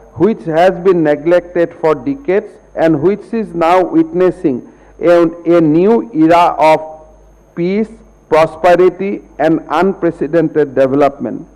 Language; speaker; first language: English; non-native, local second language; Assamese